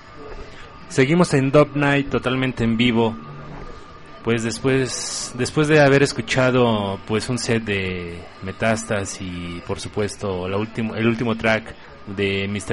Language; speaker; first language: Spanish; native; Spanish